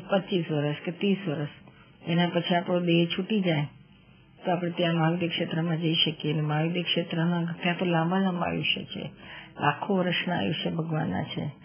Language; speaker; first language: Gujarati; native; Gujarati